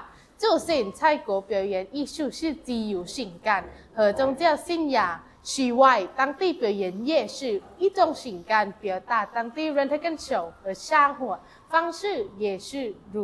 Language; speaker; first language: Chinese; non-native, learner; Thai